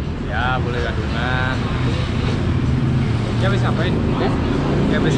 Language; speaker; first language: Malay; non-native, local second language; Balinese